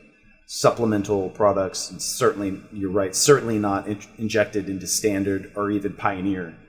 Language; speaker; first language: English; native; English